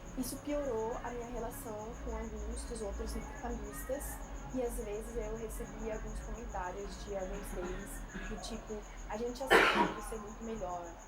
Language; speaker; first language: Portuguese; non-native, fluent; Swiss German